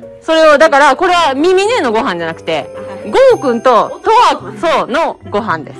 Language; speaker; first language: Japanese; native; Japanese